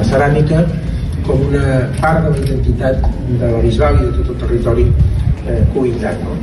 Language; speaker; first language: Catalan; native; Catalan